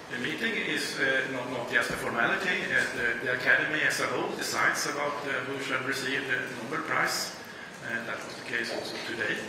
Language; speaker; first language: English; non-native, fluent; Swedish